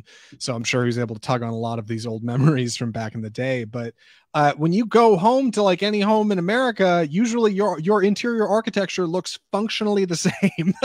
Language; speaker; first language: English; native; English